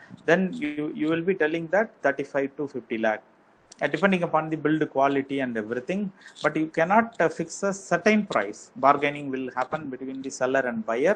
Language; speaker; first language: English; non-native, local second language; Tamil